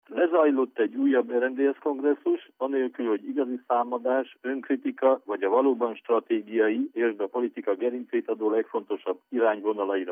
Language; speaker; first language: Hungarian; native; Hungarian